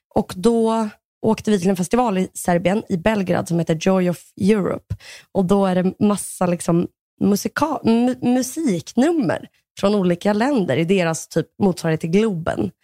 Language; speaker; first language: Swedish; early bilingual, other home language; Russian